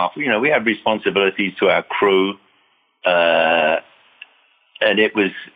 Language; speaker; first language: English; native; English